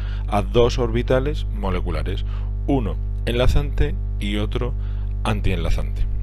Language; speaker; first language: Spanish; native; Spanish